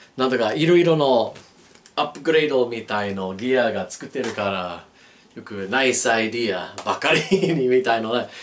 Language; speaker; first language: Japanese; non-native, learner; English